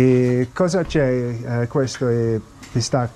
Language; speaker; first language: Italian; non-native, learner; English